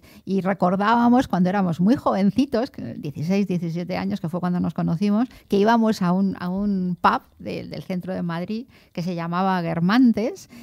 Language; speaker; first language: Spanish; native; Spanish